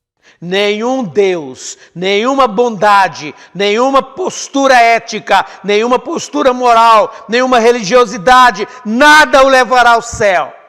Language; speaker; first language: Portuguese; native; Portuguese